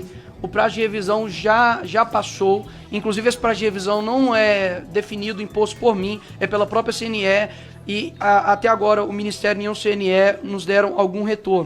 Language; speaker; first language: Portuguese; native; Portuguese